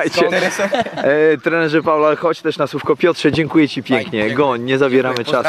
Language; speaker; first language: Polish; native; Polish